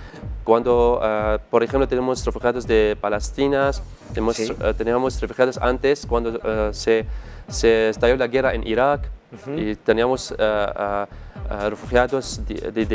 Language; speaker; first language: Spanish; non-native, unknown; Arabic